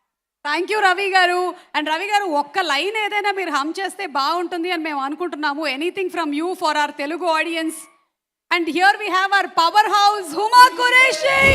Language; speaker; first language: Telugu; native; Telugu